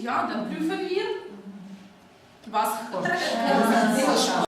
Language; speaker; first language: German; non-native, fluent; Ukrainian